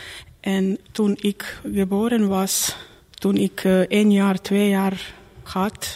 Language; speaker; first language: Dutch; non-native, learner; Croatian